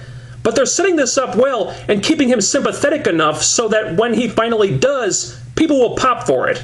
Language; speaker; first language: English; native; English